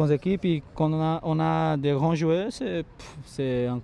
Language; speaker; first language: French; non-native, learner; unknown